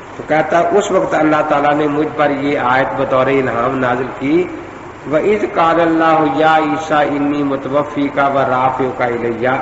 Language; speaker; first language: Urdu; non-native, local second language; Punjabi